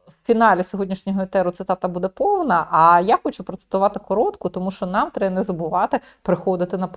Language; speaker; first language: Ukrainian; native; Ukrainian